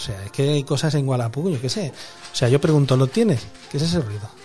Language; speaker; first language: Spanish; native; Spanish